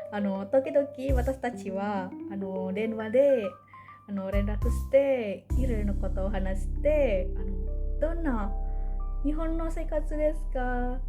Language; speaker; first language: Japanese; non-native, learner; Indonesian